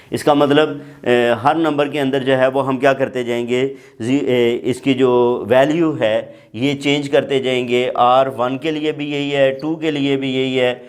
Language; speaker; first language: Urdu; non-native, local second language; Punjabi